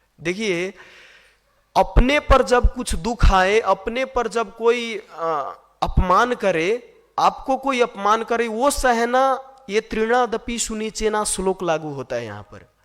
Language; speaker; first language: Hindi; non-native, fluent; Nepali